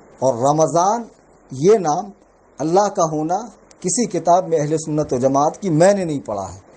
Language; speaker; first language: Urdu; native; Urdu